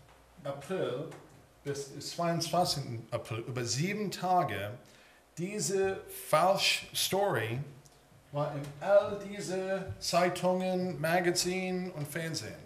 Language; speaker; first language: German; early bilingual, heritage; English